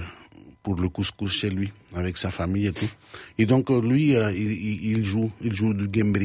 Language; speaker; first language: French; non-native, fluent; Spanish